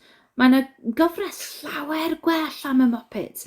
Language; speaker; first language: Welsh; non-native, learner; English